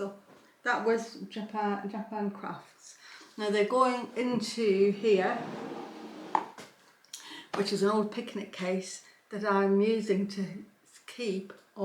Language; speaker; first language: English; native; English